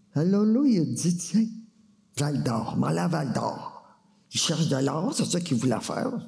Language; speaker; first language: French; native; French